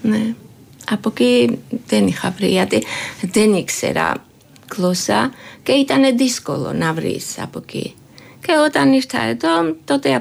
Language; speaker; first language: Greek; non-native, learner; Georgian